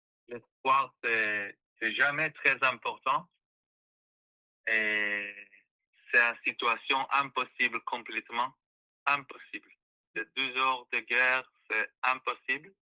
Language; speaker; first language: French; non-native, learner; Hebrew